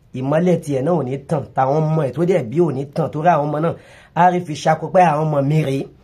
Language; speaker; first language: Yoruba; non-native, local second language; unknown